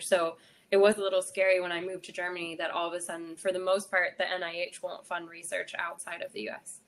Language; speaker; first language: English; native; English